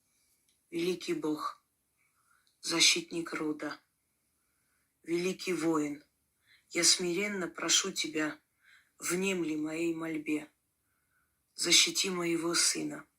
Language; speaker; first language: Russian; native; Russian